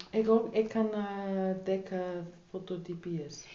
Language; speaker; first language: Greek; non-native, learner; German